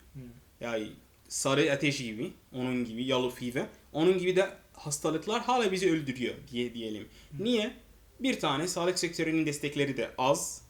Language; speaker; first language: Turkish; non-native, fluent; Arabic